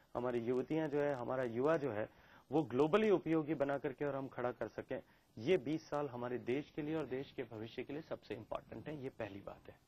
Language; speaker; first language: Hindi; native; Hindi